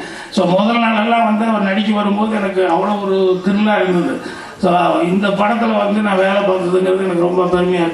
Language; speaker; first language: Tamil; native; Tamil